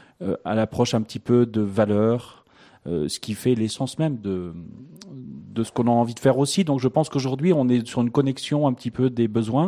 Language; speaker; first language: French; native; French